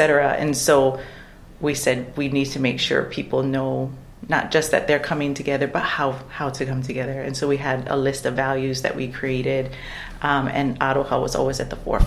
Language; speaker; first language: English; native; English